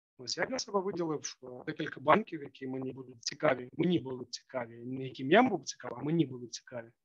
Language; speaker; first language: Ukrainian; native; Ukrainian